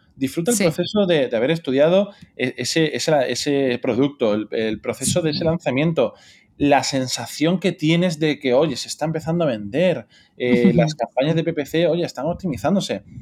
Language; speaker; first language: Spanish; native; Spanish